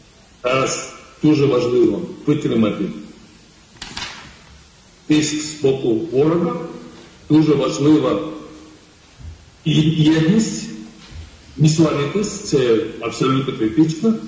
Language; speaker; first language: Ukrainian; non-native, fluent; Georgian